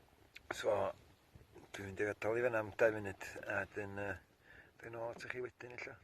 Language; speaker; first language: Welsh; native; Welsh